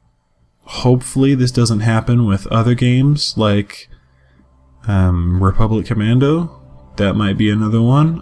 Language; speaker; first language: English; native; English